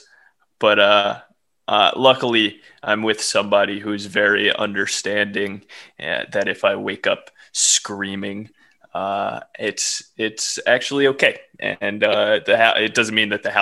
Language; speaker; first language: English; native; English